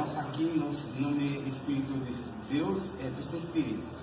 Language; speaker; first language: Portuguese; non-native, learner; Haitian Creole